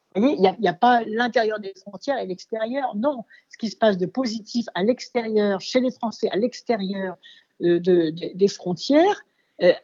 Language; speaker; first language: French; native; French